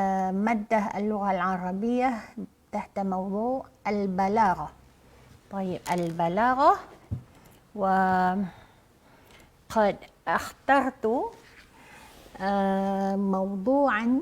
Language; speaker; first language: Arabic; non-native, fluent; Malay